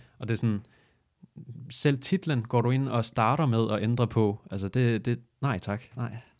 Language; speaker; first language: Danish; native; Danish